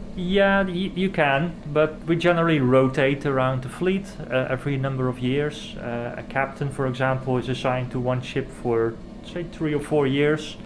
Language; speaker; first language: English; non-native, fluent; Dutch